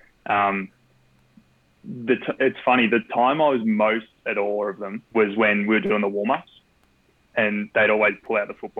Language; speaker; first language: English; native; English